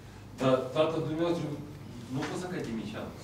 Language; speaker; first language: Romanian; non-native, local second language; Russian